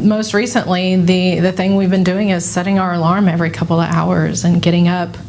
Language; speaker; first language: English; native; English